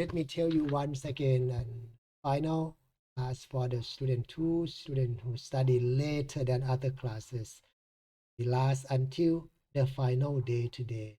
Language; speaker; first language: English; non-native, fluent; Thai